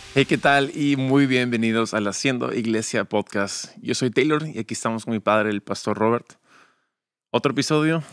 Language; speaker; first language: Spanish; early bilingual, other home language; English